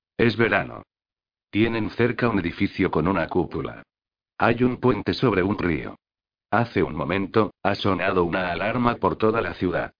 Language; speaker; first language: Spanish; native; Spanish